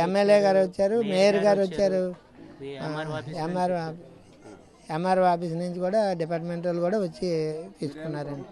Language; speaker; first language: Telugu; native; Telugu